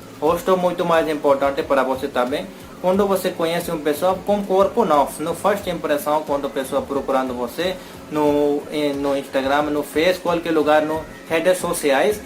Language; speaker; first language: Portuguese; non-native, learner; Hindi